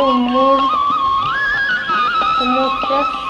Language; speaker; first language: Swedish; non-native, fluent; Spanish